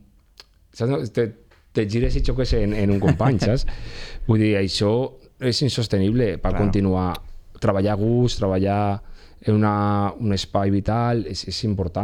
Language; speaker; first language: Catalan; native; Catalan